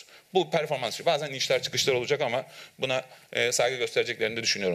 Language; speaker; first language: Turkish; native; Turkish